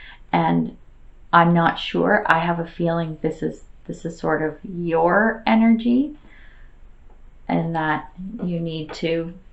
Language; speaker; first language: English; native; English